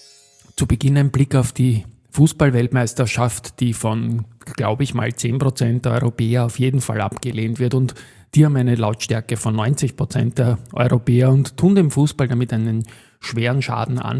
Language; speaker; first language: German; native; German